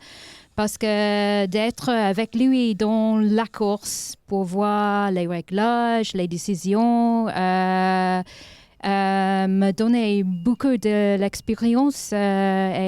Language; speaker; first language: French; non-native, learner; English